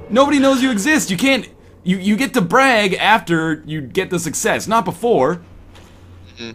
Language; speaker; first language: English; native; English